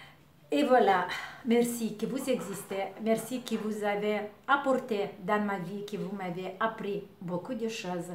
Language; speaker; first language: French; non-native, learner; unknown